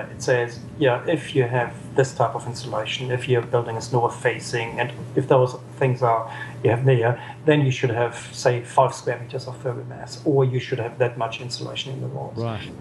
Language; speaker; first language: English; non-native, fluent; German